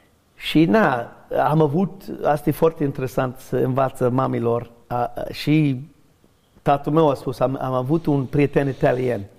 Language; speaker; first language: Romanian; non-native, learner; English